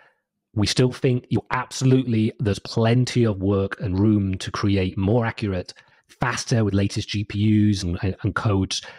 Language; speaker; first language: English; native; English